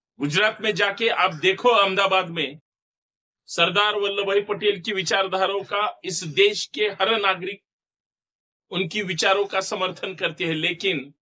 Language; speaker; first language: Hindi; non-native, local second language; Marathi